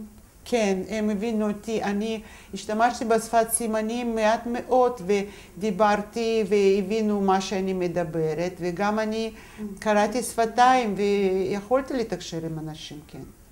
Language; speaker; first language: Hebrew; non-native, fluent; Russian